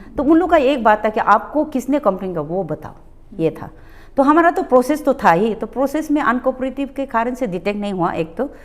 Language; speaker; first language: Hindi; non-native, local second language; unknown